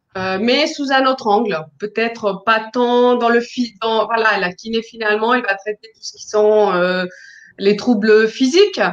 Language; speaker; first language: French; non-native, fluent; Spanish